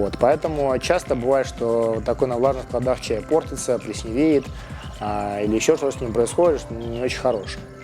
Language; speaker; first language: Russian; native; Russian